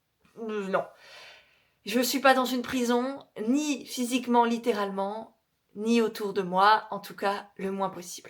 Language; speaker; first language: French; native; French